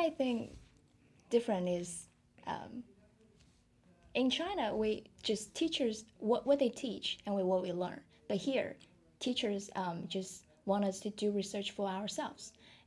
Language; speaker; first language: English; non-native, fluent; Chinese